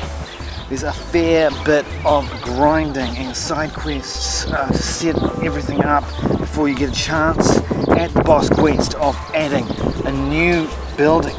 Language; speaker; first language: English; native; English